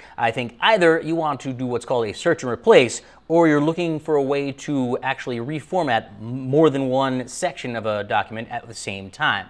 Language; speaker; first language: English; native; English